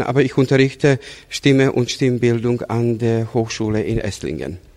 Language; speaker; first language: German; non-native, fluent; Serbian